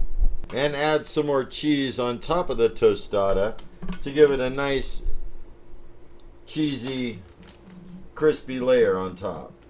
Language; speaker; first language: English; native; English